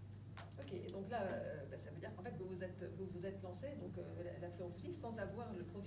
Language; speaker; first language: French; native; French